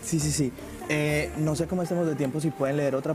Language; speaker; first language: Spanish; native; Spanish